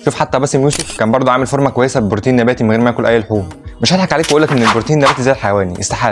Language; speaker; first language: Arabic; native; Arabic